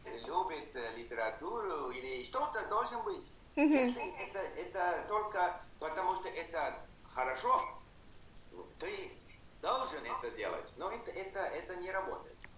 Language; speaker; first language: Russian; non-native, learner; English